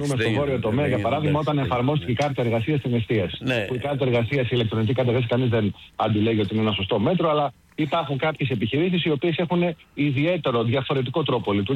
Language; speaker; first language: Greek; native; Greek